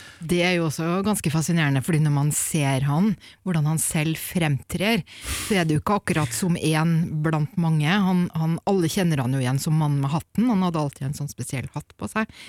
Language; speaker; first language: Norwegian; native; Norwegian